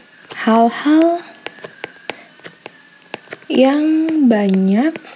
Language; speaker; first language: Indonesian; native; Indonesian